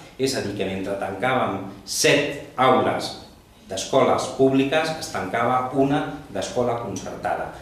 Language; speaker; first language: Catalan; non-native, local second language; Spanish